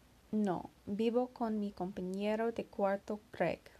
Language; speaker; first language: Spanish; non-native, learner; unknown